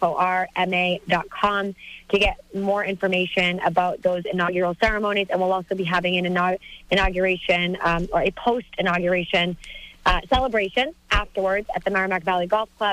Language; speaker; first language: English; native; English